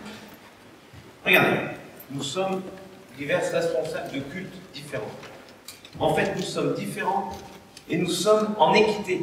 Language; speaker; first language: French; native; French